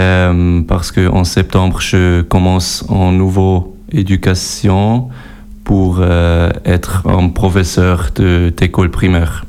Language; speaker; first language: French; non-native, local second language; German